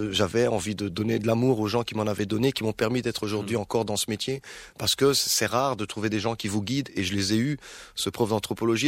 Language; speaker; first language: French; early bilingual, other home language; Arabic